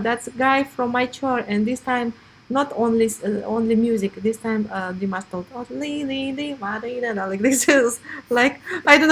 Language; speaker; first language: English; non-native, learner; Russian